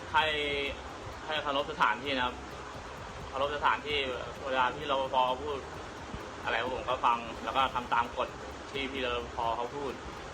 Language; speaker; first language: Thai; non-native, fluent; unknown